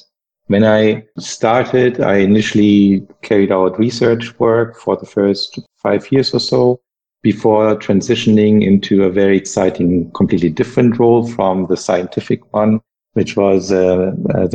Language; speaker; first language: English; non-native, fluent; German